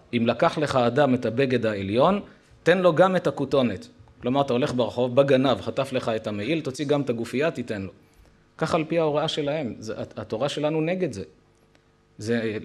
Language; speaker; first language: Hebrew; native; Hebrew